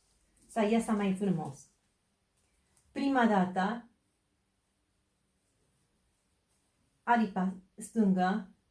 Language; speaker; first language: Romanian; non-native, fluent; Japanese